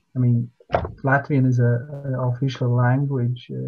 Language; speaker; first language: English; non-native, fluent; Latvian